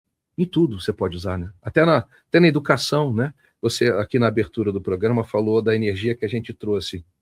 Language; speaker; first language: Portuguese; native; Portuguese